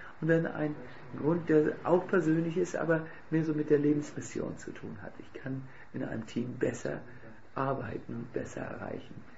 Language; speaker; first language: German; native; German